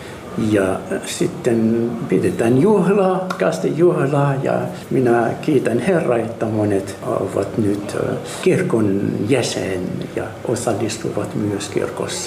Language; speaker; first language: Finnish; non-native, fluent; Arabic